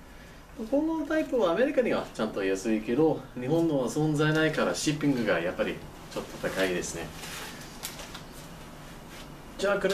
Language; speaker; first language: Japanese; non-native, learner; English